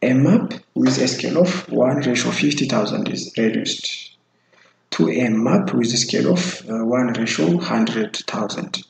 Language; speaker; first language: English; non-native, local second language; Amharic